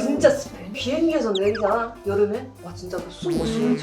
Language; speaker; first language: Korean; non-native, fluent; Chinese